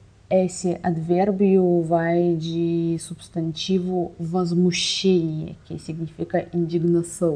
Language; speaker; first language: Portuguese; non-native, fluent; Russian